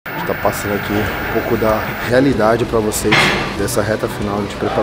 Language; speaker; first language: Portuguese; native; Portuguese